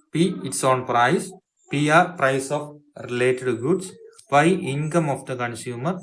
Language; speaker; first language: English; non-native, local second language; Malayalam